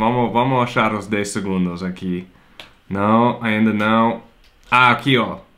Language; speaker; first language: Portuguese; non-native, fluent; English